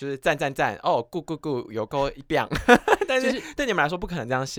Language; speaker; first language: Chinese; native; Chinese